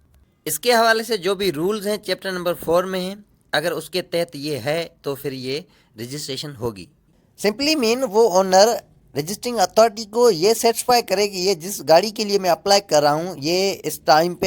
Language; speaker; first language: Urdu; native; Urdu